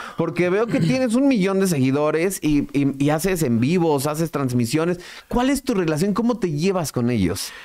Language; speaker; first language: Spanish; native; Spanish